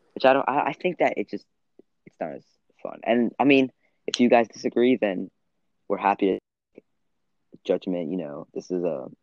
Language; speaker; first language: English; early bilingual, other home language; Italian